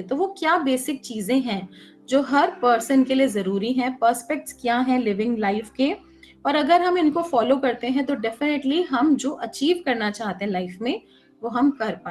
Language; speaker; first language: Hindi; native; Hindi